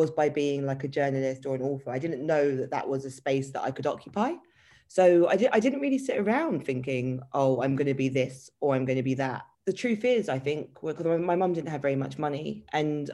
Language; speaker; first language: English; native; English